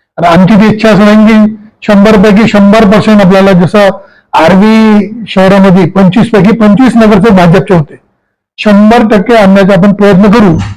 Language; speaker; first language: Marathi; non-native, local second language; Sindhi